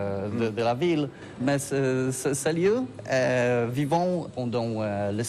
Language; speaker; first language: French; non-native, learner; Polish